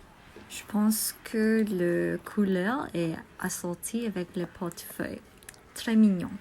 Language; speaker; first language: French; non-native, learner; English